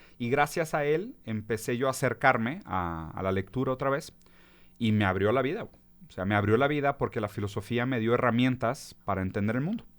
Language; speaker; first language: Spanish; early bilingual, other home language; Portuguese